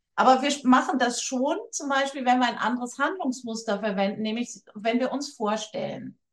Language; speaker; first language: German; native; German